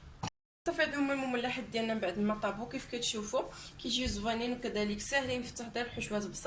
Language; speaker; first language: Arabic; native; Arabic